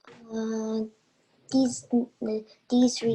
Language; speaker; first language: French; early bilingual, other home language; Chinese